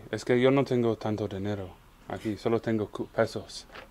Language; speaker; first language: Spanish; non-native, learner; English